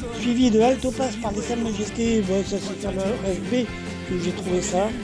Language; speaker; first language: French; native; French